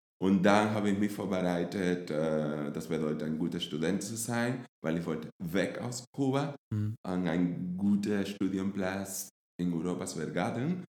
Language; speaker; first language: German; non-native, fluent; Spanish